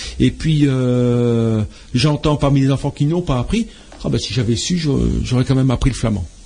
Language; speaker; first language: French; native; French